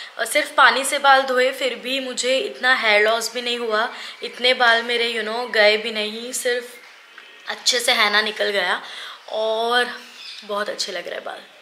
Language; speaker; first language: Hindi; non-native, local second language; Gujarati